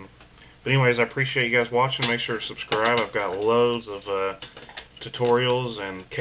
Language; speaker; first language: English; native; English